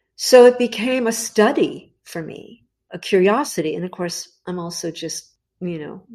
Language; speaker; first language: English; native; English